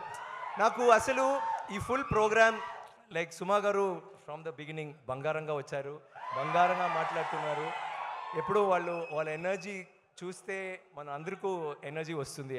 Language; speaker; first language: Telugu; non-native, learner; Tamil